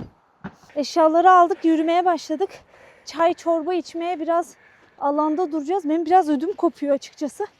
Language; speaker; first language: Turkish; native; Turkish